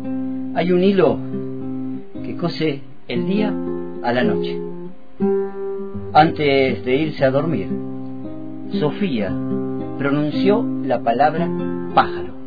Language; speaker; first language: Spanish; native; Spanish